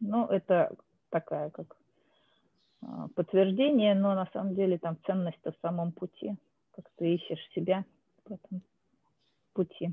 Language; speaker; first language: Russian; native; Russian